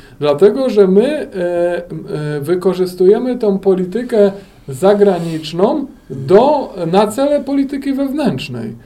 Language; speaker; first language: Polish; native; Polish